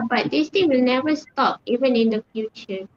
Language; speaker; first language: English; non-native, fluent; Malay